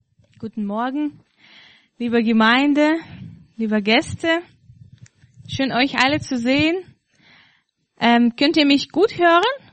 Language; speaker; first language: German; non-native, fluent; Russian